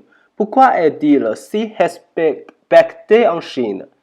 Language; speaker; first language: French; non-native, learner; Chinese